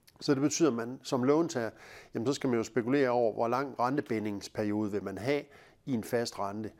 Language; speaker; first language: Danish; native; Danish